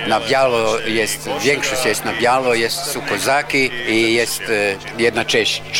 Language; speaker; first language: Polish; non-native, learner; Croatian